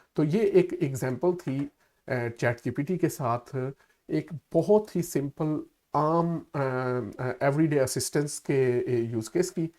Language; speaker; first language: Urdu; native; Urdu